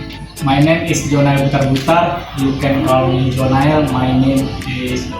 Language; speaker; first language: English; non-native, learner; Indonesian